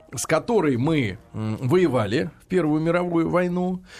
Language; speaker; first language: Russian; native; Russian